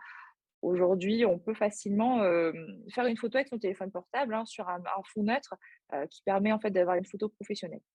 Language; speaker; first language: French; native; French